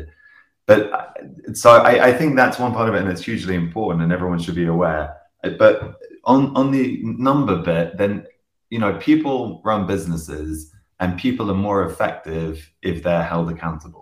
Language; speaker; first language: English; native; English